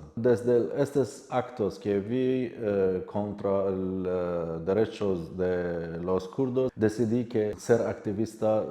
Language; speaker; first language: Spanish; non-native, fluent; Kurdish